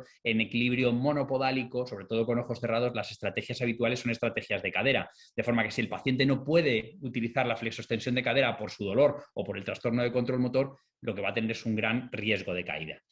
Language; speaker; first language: Spanish; native; Spanish